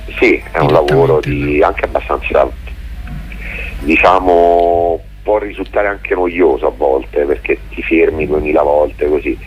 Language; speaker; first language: Italian; native; Italian